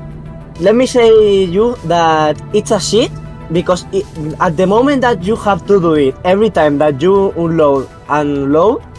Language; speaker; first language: English; non-native, learner; Spanish